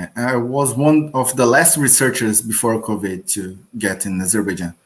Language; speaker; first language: English; non-native, learner; Portuguese